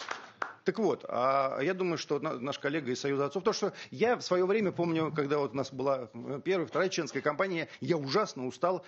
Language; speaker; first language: Russian; native; Russian